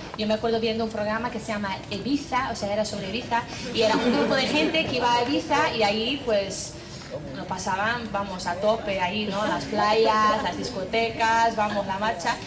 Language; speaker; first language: Spanish; non-native, fluent; English